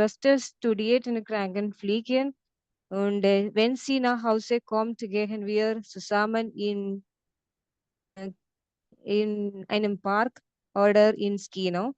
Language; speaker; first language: German; non-native, learner; Malayalam